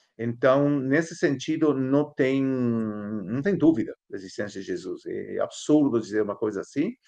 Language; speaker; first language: Portuguese; non-native, fluent; Spanish